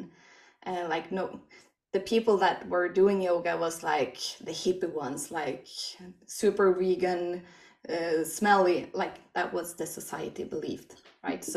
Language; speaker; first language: English; non-native, fluent; Swedish